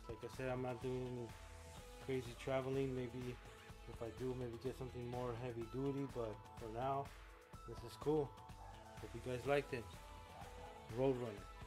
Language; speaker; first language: English; early bilingual, other home language; Spanish